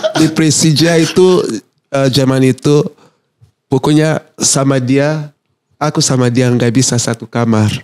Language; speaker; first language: Indonesian; non-native, fluent; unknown